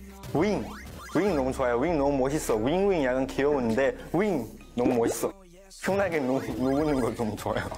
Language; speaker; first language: Korean; non-native, learner; Chinese